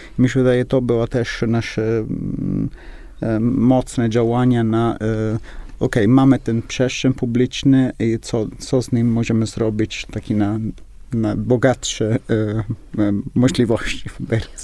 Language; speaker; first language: Polish; non-native, learner; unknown